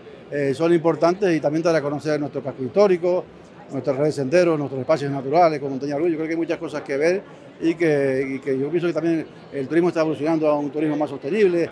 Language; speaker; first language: Spanish; native; Spanish